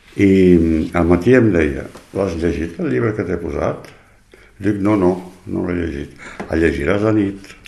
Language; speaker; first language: Catalan; non-native, local second language; French